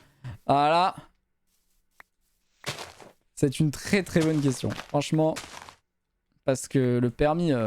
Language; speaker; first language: French; native; French